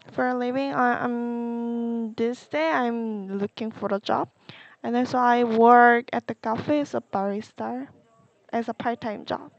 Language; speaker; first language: English; non-native, learner; Korean